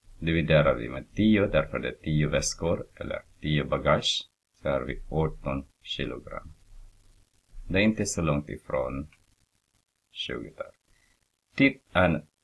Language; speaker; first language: Swedish; non-native, fluent; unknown